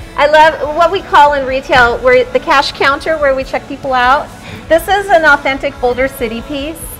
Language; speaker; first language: English; native; English